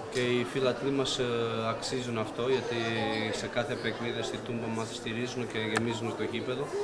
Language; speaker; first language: Greek; non-native, fluent; Portuguese